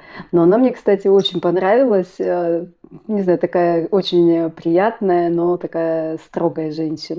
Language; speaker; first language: Russian; native; Russian